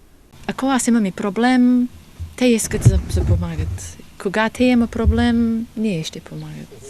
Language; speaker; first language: Bulgarian; non-native, learner; English